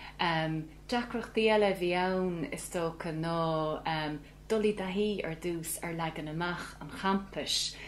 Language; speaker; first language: Irish; native; Irish